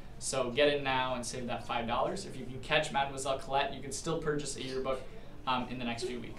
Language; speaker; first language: English; native; English